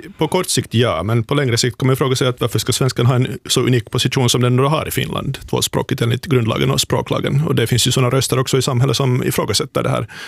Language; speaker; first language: Swedish; native; Swedish